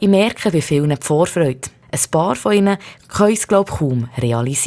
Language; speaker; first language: German; native; German